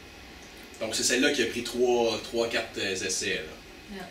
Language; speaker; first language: French; native; French